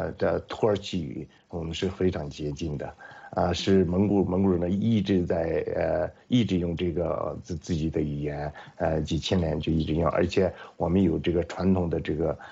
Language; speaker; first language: Chinese; non-native, local second language; Mongolian